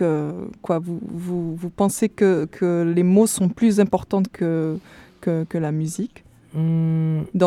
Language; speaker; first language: French; non-native, fluent; Portuguese